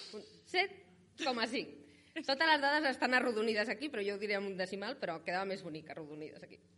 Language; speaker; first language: Catalan; native; Catalan